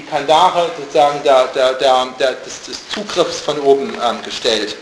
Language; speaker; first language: German; native; German